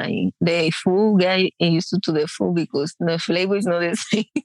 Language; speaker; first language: English; non-native, learner; Spanish